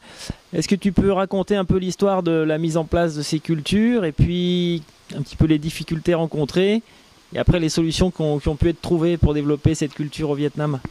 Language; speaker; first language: French; native; French